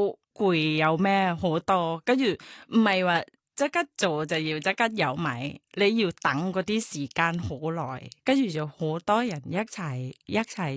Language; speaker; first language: Cantonese; non-native, learner; Thai